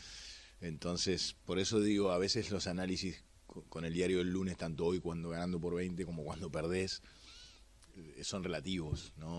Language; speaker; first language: Spanish; native; Spanish